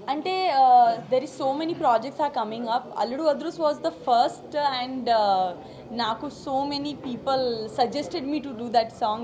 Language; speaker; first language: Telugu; non-native, learner; Gujarati